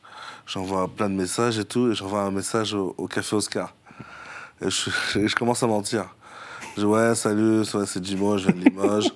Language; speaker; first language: French; native; French